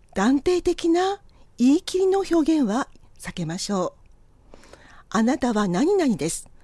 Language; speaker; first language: Japanese; native; Japanese